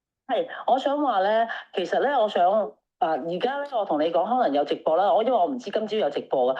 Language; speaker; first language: Cantonese; native; Cantonese